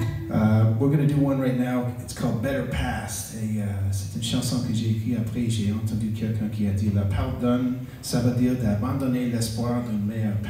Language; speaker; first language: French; non-native, local second language; English